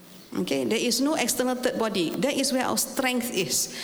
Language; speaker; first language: English; non-native, local second language; Malay